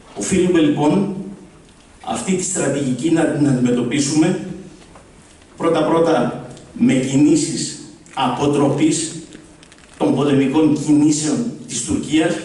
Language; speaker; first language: Greek; native; Greek